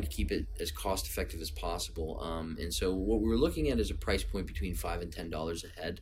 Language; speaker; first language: English; native; English